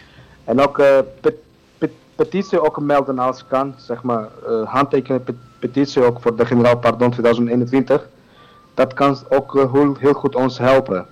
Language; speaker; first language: Dutch; non-native, learner; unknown